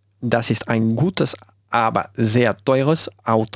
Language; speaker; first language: German; non-native, learner; Spanish